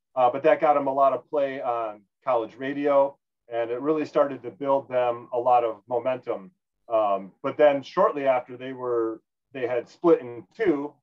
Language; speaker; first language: English; native; English